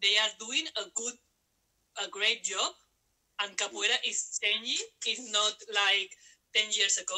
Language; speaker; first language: English; non-native, learner; Spanish